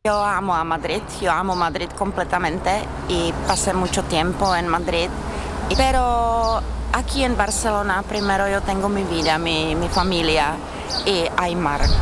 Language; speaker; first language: Spanish; non-native, learner; Czech